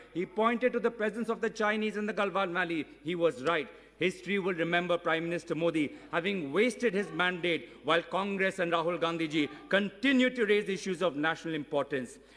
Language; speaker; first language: English; non-native, local second language; Assamese